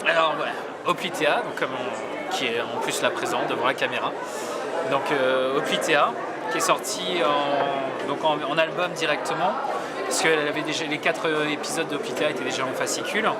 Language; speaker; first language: French; native; French